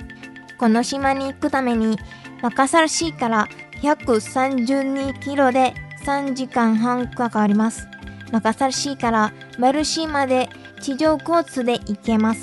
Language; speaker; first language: Japanese; non-native, fluent; Indonesian